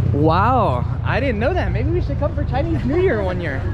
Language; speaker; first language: English; early bilingual, other home language; Spanish